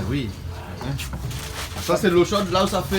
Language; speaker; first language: French; native; French